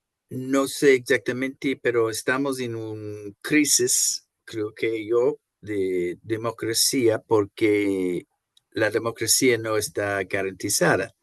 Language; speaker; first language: Spanish; non-native, fluent; Portuguese